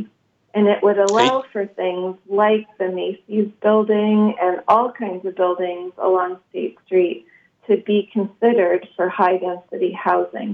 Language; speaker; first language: English; native; English